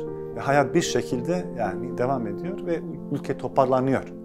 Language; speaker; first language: Turkish; non-native, fluent; Bosnian